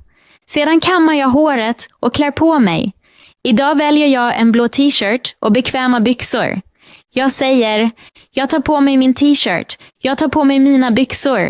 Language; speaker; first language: Swedish; non-native, fluent; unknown